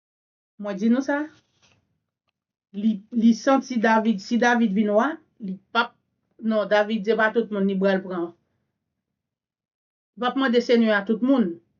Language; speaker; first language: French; non-native, learner; Haitian Creole